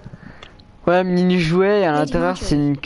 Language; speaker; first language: French; native; French